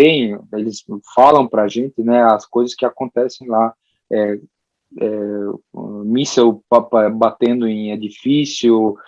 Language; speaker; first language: Portuguese; early bilingual, heritage; Portuguese